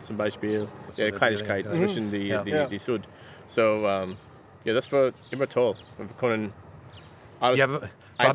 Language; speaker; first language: German; non-native, learner; English